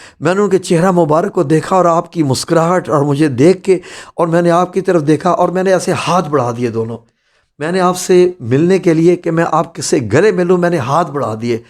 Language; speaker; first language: Urdu; non-native, local second language; Punjabi